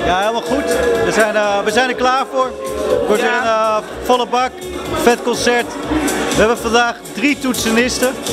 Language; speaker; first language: Dutch; native; Dutch